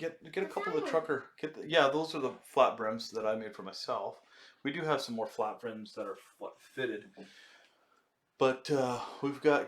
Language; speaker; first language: English; native; English